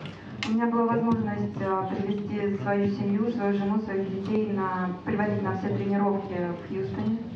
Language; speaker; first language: Russian; native; Russian